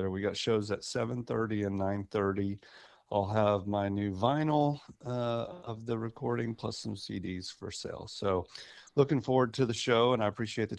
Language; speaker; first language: English; native; English